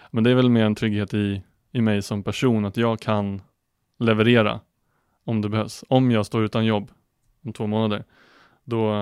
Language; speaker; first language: Swedish; native; Swedish